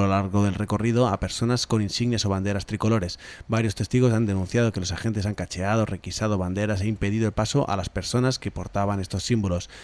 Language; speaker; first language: Spanish; non-native, local second language; Catalan